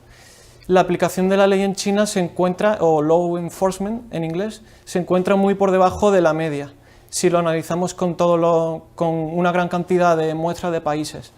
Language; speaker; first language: Spanish; native; Spanish